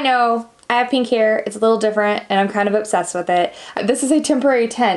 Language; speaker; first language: English; native; English